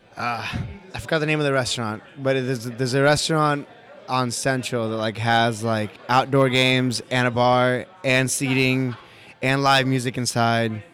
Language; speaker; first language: English; early bilingual, other home language; Spanish